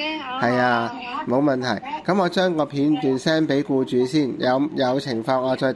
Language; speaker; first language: Cantonese; native; Cantonese